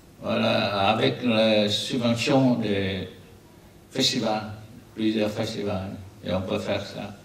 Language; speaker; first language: French; non-native, learner; Vietnamese